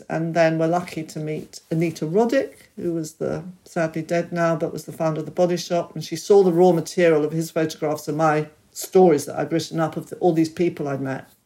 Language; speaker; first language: English; native; English